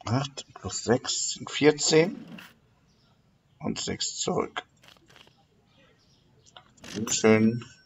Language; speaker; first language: German; native; German